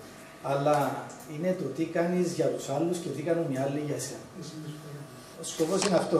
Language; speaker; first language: Greek; native; Greek